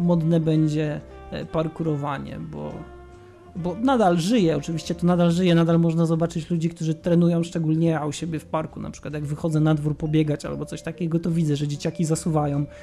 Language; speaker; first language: Polish; native; Polish